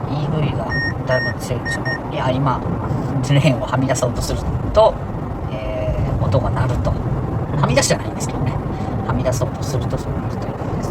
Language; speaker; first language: Japanese; native; Japanese